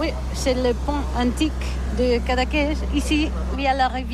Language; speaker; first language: French; non-native, learner; Catalan